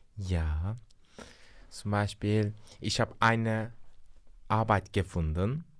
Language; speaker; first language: German; non-native, learner; Turkish